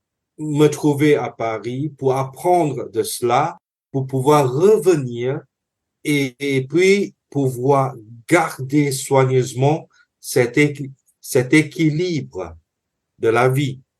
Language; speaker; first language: French; non-native, fluent; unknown